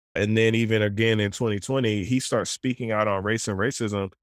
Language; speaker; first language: English; native; English